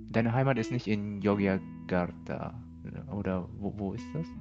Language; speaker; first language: German; early bilingual, other home language; Vietnamese